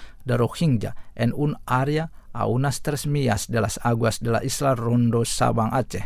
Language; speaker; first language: Spanish; non-native, fluent; Indonesian